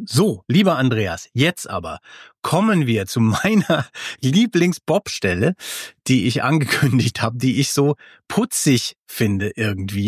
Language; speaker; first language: German; native; German